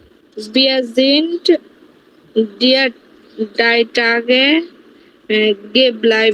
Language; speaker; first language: German; non-native, learner; Bangla